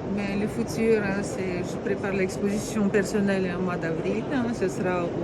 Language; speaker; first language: French; non-native, fluent; Romanian